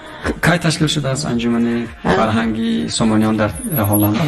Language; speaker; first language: Persian; native; Persian